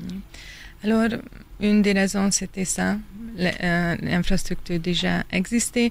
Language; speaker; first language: French; non-native, fluent; Hungarian